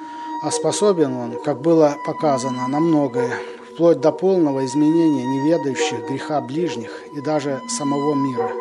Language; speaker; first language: Russian; native; Russian